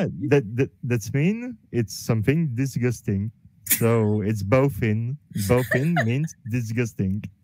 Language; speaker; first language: English; non-native, learner; French